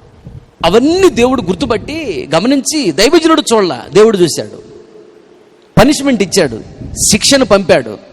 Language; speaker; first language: Telugu; native; Telugu